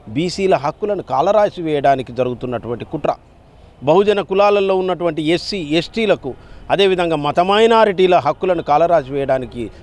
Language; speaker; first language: Telugu; native; Telugu